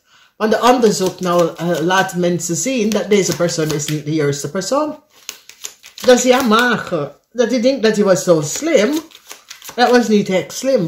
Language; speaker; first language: Dutch; non-native, learner; English